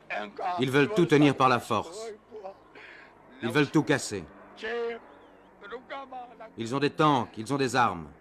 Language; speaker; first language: French; native; French